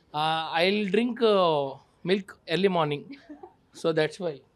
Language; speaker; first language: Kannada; non-native, learner; Telugu